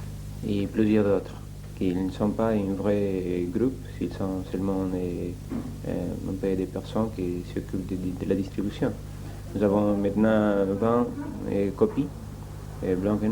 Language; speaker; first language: French; non-native, learner; Spanish